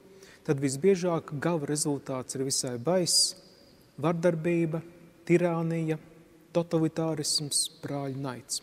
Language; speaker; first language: Latvian; native; Latvian